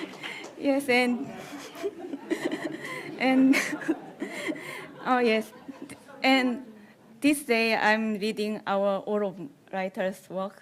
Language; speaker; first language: English; non-native, learner; Korean